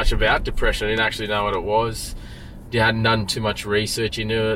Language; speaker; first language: English; native; English